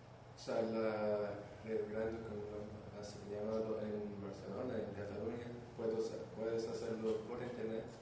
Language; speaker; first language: Spanish; non-native, learner; Portuguese